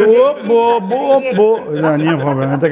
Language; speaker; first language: Russian; non-native, learner; French